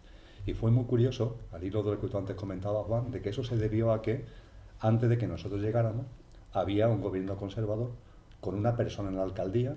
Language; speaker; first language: Spanish; native; Spanish